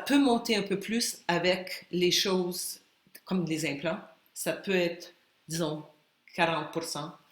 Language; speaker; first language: French; non-native, fluent; Spanish